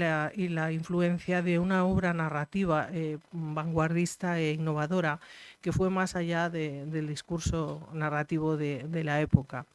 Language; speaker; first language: Spanish; native; Spanish